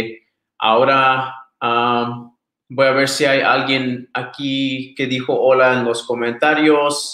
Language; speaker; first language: Spanish; early bilingual, other home language; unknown